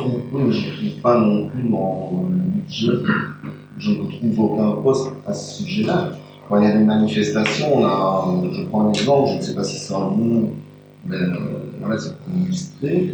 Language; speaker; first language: French; native; French